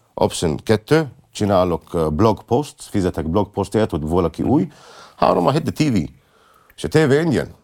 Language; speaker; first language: Hungarian; non-native, learner; English